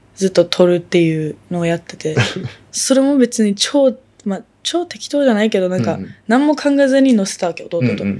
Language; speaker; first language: Japanese; non-native, local second language; English